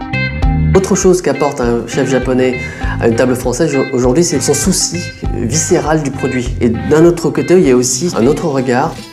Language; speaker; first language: French; native; French